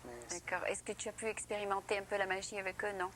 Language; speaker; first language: French; native; French